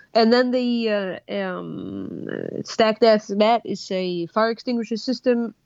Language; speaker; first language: English; non-native, fluent; Swedish